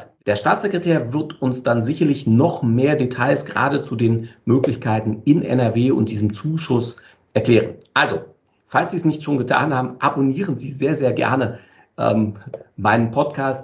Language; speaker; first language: German; native; German